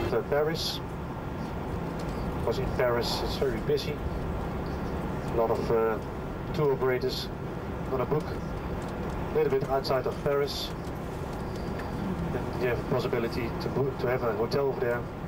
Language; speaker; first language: English; non-native, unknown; Dutch